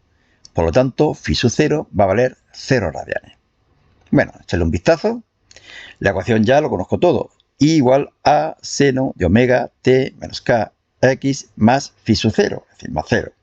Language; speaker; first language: Spanish; native; Spanish